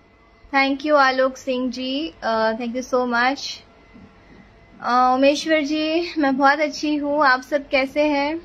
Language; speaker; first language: Hindi; native; Hindi